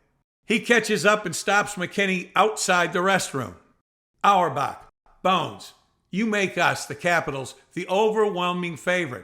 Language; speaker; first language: English; native; English